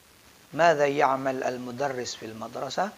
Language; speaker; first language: Arabic; non-native, fluent; Indonesian